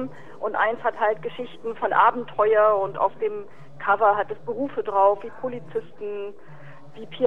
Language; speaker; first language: German; native; German